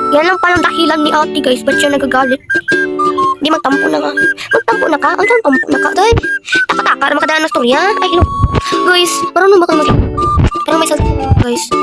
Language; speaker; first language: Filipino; non-native, local second language; Cebuano